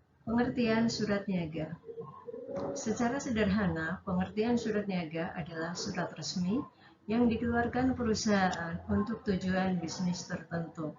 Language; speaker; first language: Indonesian; native; Indonesian